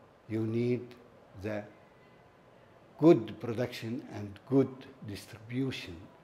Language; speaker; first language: English; non-native, learner; Arabic